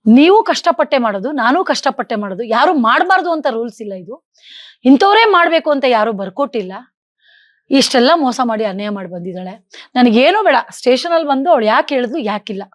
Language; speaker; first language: Kannada; native; Kannada